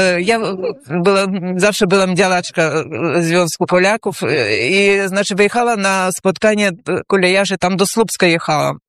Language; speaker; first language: Polish; early bilingual, heritage; Polish